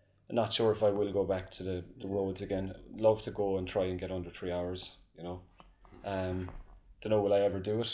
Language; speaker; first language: English; native; English